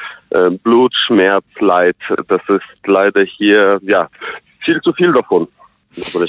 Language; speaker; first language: German; non-native, fluent; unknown